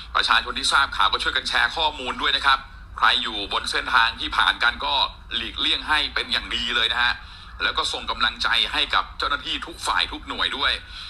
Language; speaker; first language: Thai; native; Thai